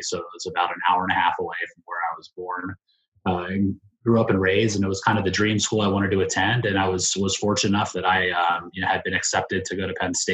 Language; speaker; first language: English; native; English